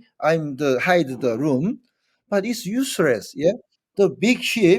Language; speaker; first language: English; non-native, learner; Korean